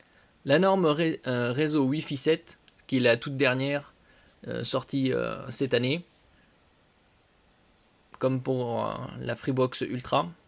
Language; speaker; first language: French; native; French